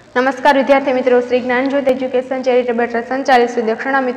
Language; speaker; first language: Hindi; non-native, local second language; Gujarati